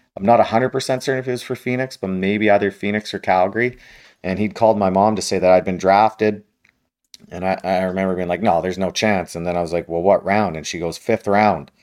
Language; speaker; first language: English; native; English